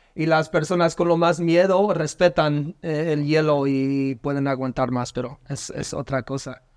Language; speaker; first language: Spanish; non-native, learner; English